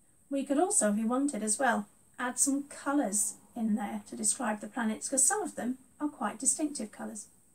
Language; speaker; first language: English; native; English